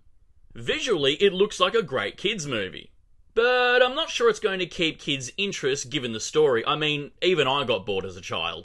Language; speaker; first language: English; native; English